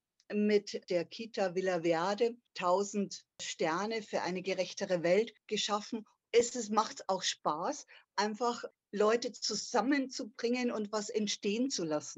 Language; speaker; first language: German; native; German